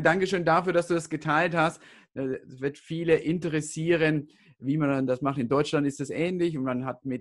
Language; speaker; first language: German; native; German